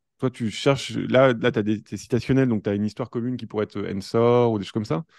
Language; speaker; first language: French; native; French